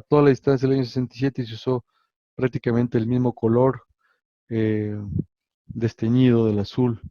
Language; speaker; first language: Spanish; native; Spanish